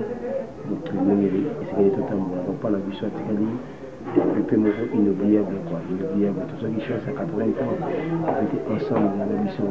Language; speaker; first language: French; non-native, local second language; Lingala